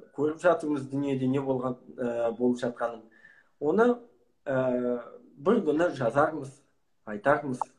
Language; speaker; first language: Kazakh; non-native, local second language; Russian